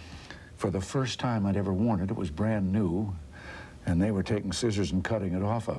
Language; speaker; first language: English; native; English